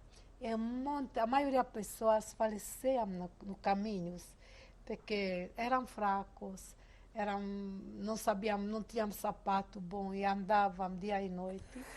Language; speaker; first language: Portuguese; non-native, fluent; Hungarian